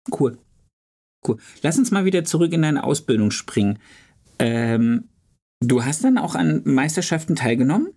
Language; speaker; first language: German; native; German